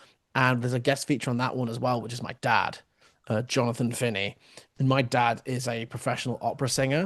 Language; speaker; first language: English; native; English